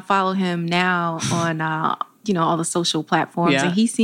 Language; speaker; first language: English; native; English